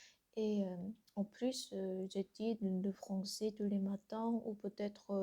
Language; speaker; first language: French; non-native, learner; Korean